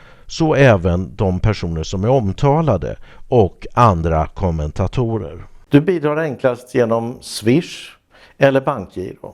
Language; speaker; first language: Swedish; native; Swedish